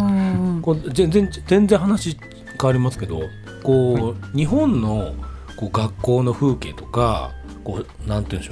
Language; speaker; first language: Japanese; native; Japanese